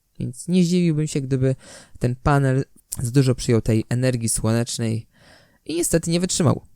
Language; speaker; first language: Polish; native; Polish